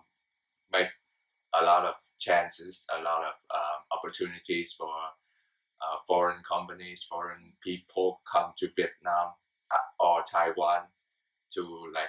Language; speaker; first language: English; non-native, fluent; Vietnamese